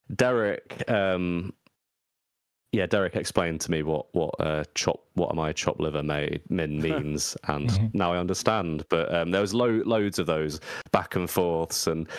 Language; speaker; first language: English; native; English